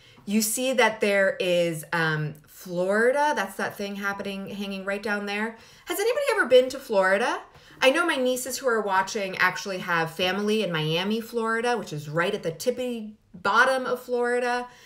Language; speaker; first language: English; early bilingual, other home language; Spanish